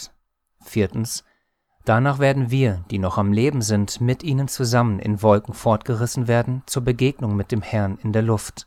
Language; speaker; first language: German; native; German